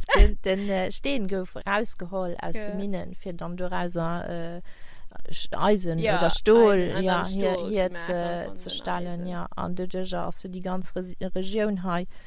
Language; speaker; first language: Luxembourgish; early bilingual, heritage; Luxembourgish